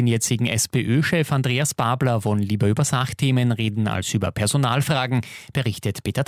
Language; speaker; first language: German; native; German